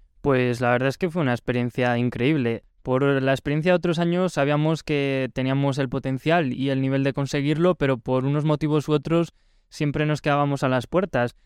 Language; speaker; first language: Spanish; native; Spanish